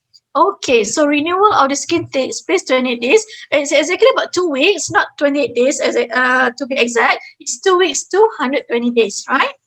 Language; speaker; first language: English; non-native, fluent; Malay